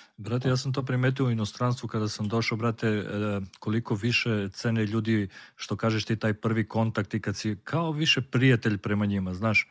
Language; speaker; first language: Serbian; native; Serbian